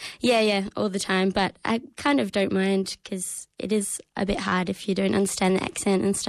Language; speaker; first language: English; native; English